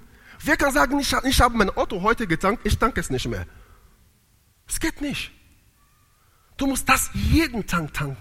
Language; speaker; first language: German; non-native, learner; Italian